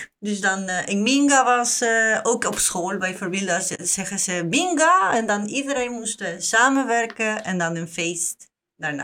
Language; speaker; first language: Dutch; non-native, learner; Spanish